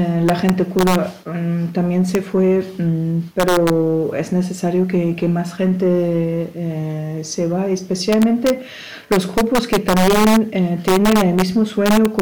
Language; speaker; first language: Spanish; non-native, learner; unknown